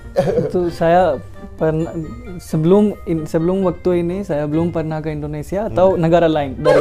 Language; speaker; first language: Indonesian; non-native, learner; Hindi